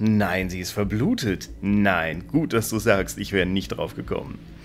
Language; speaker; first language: German; native; German